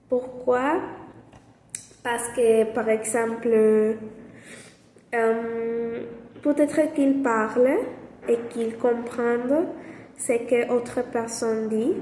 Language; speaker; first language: French; non-native, learner; Spanish